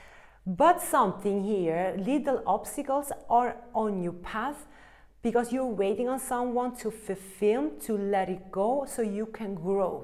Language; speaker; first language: English; non-native, fluent; Italian